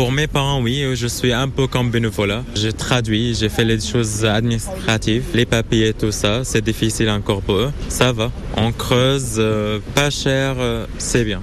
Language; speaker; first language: French; non-native, learner; Arabic